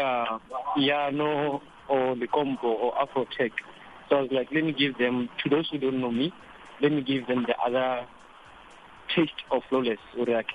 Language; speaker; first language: English; non-native, local second language; Venda